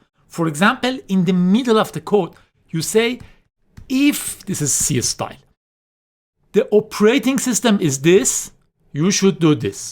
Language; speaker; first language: English; non-native, fluent; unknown